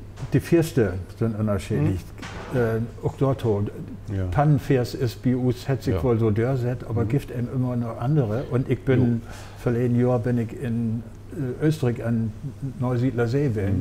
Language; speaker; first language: German; native; German